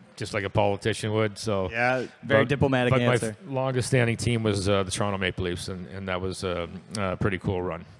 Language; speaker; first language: English; native; English